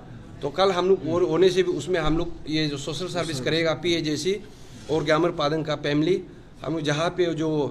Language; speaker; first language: Hindi; non-native, local second language; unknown